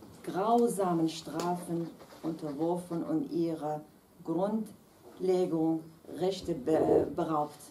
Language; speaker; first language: German; non-native, fluent; Kurdish